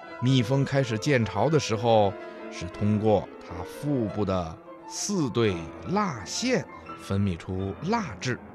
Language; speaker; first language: Chinese; native; Chinese